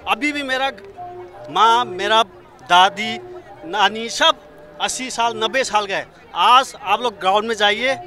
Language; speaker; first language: Hindi; non-native, local second language; Manipuri